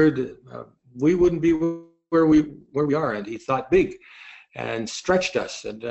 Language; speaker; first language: English; native; English